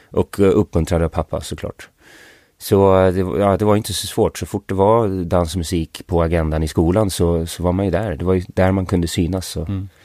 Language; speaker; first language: Swedish; early bilingual, other home language; English